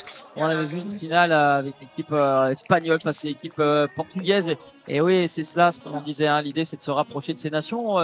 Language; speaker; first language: French; native; French